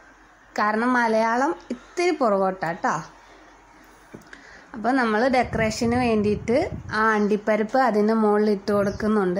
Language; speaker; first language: Malayalam; early bilingual, heritage; Malayalam